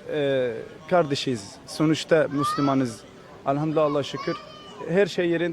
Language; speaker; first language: Turkish; non-native, learner; Arabic